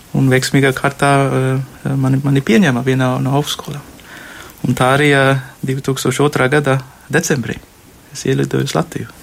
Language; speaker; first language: Latvian; non-native, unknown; Spanish